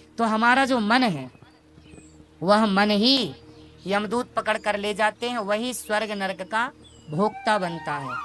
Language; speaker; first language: Hindi; native; Hindi